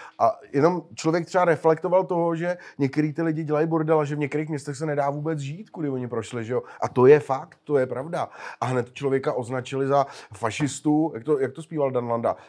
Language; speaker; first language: Czech; native; Czech